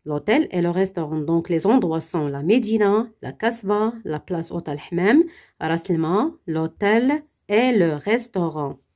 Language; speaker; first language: French; non-native, local second language; Arabic